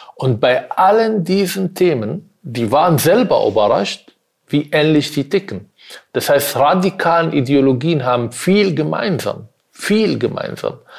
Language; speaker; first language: German; non-native, fluent; Arabic